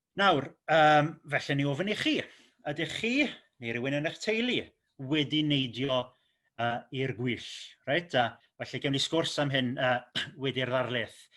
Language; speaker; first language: Welsh; native; Welsh